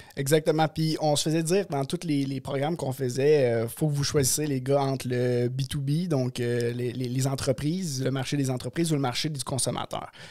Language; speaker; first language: French; native; French